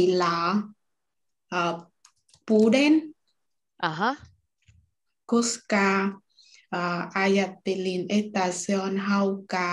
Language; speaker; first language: Finnish; non-native, learner; Vietnamese